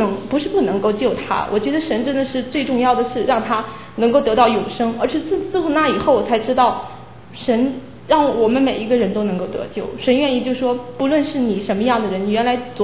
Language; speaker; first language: Chinese; native; Chinese